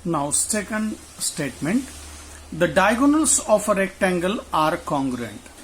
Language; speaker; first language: English; non-native, local second language; Marathi